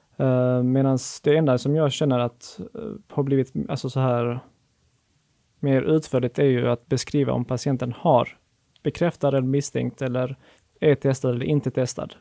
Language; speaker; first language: Swedish; native; Swedish